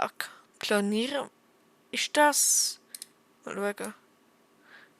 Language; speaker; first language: German; native; German